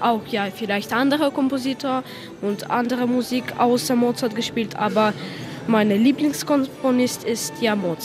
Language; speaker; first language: German; non-native, learner; Ukrainian